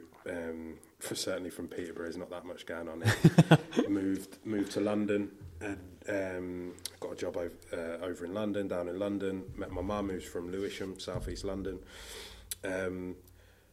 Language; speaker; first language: English; native; English